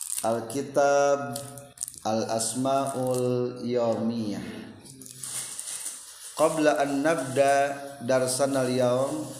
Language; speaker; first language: Arabic; non-native, fluent; Indonesian